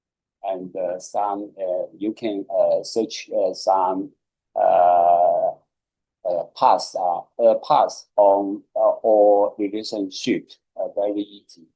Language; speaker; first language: English; non-native, learner; Chinese